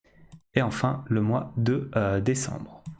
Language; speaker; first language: French; native; French